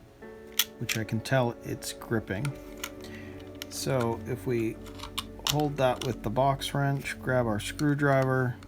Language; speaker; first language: English; native; English